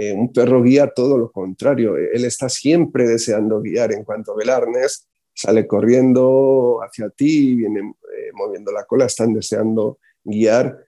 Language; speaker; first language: Spanish; native; Spanish